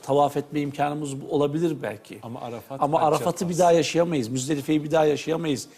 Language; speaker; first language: Turkish; native; Turkish